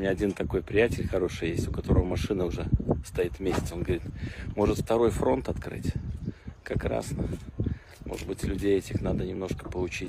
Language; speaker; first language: Polish; non-native, learner; Russian